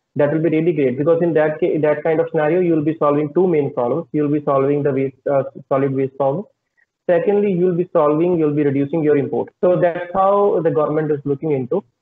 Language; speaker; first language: English; non-native, local second language; Punjabi